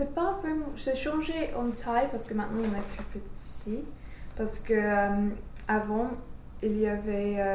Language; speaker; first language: French; non-native, fluent; English